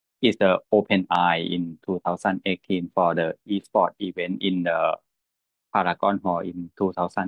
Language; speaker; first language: English; non-native, learner; Thai